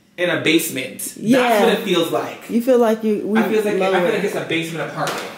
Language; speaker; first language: English; native; English